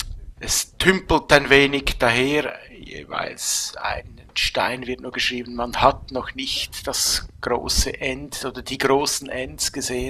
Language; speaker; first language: German; native; German